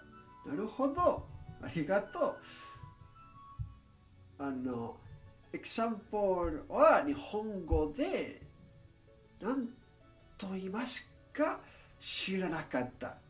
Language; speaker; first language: Japanese; non-native, learner; English